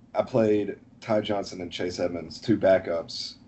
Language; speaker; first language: English; native; English